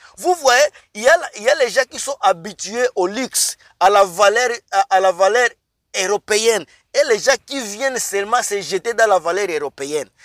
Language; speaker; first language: French; non-native, local second language; Lingala